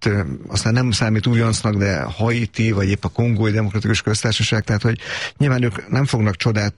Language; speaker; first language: Hungarian; native; Hungarian